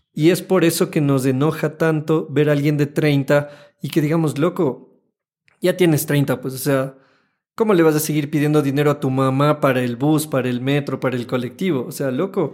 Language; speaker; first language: Spanish; native; Spanish